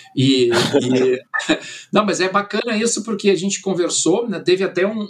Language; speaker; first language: Portuguese; early bilingual, other home language; German